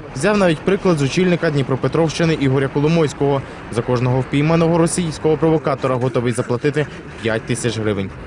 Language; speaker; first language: Ukrainian; native; Ukrainian